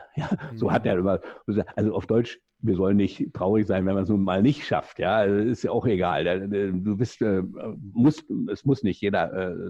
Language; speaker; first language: German; native; German